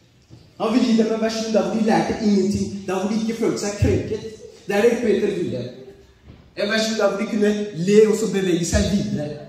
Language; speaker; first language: Norwegian; early bilingual, other home language; Oromo